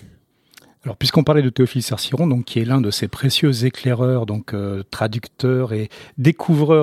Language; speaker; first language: French; native; French